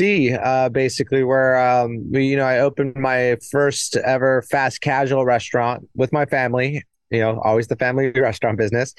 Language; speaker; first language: English; native; English